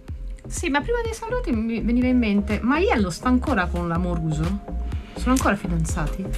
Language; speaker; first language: Italian; native; Italian